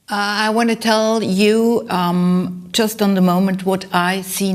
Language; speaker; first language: English; non-native, learner; German